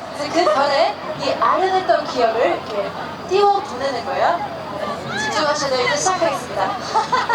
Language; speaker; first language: Korean; native; Korean